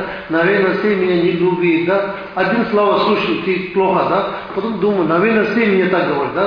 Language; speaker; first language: Russian; non-native, learner; Tibetan